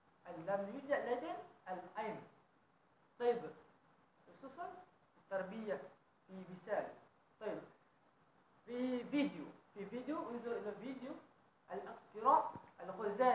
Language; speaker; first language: Arabic; non-native, learner; Malay